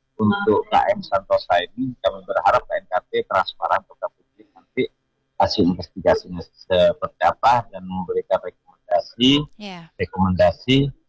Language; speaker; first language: Indonesian; non-native, local second language; Madurese